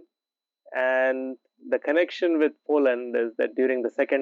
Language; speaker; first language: English; non-native, local second language; Urdu